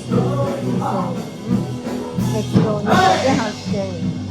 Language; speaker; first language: Japanese; native; Japanese